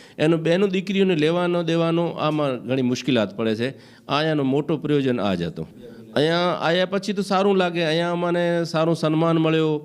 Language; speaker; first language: Gujarati; early bilingual, heritage; Gujarati